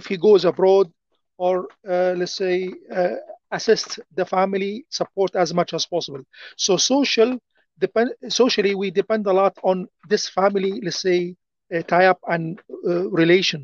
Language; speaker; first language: English; non-native, fluent; Arabic